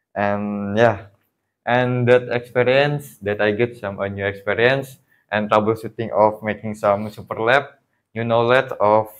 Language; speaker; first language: English; non-native, learner; Indonesian